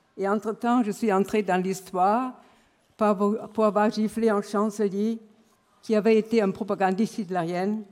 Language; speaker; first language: French; non-native, fluent; German